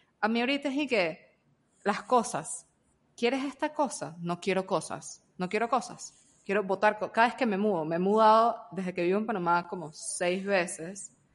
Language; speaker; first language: Spanish; native; Spanish